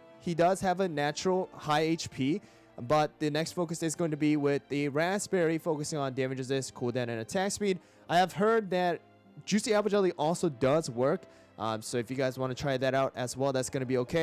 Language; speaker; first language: English; native; English